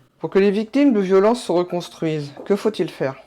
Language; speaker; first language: French; native; French